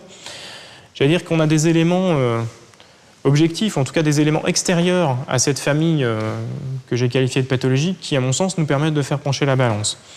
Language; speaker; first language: French; native; French